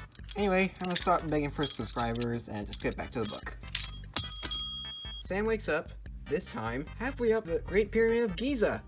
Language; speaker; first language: English; native; English